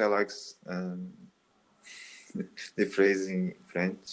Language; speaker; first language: English; non-native, learner; Portuguese